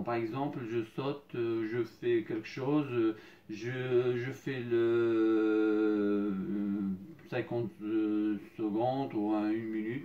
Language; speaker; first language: French; non-native, fluent; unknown